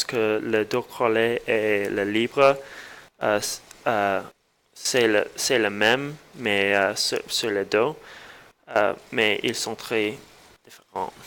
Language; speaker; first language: French; non-native, learner; English